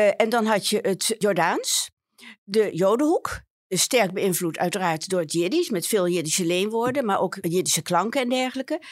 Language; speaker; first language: Dutch; native; Dutch